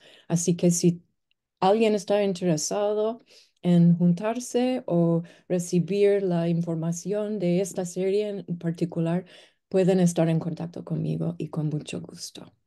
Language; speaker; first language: Spanish; non-native, fluent; English